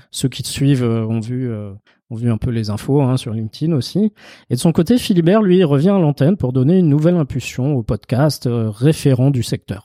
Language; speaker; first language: French; native; French